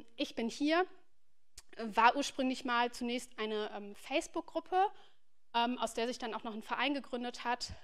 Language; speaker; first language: German; native; German